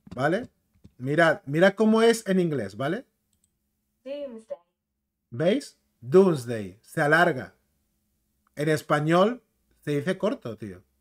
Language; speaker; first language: Spanish; native; Spanish